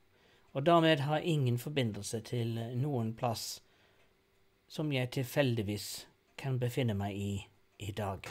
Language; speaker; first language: Norwegian; non-native, fluent; English